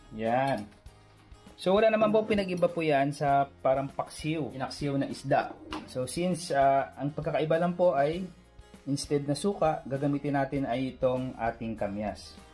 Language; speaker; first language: Filipino; non-native, local second language; Cebuano